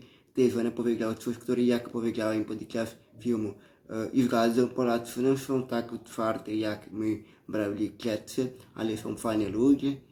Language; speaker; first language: Polish; early bilingual, heritage; Portuguese